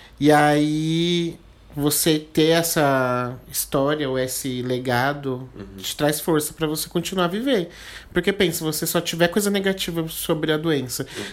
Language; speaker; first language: Portuguese; native; Portuguese